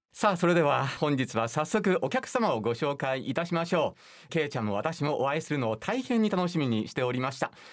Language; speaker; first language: Japanese; native; Japanese